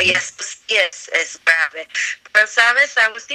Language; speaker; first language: Spanish; non-native, fluent; English